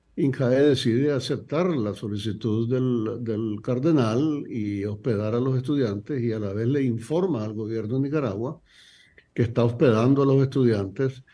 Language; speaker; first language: Spanish; native; Spanish